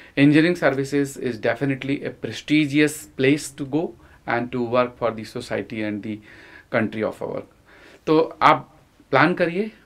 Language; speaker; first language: Hindi; native; Hindi